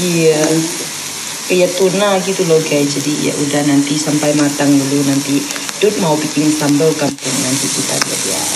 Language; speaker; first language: Indonesian; non-native, fluent; Thai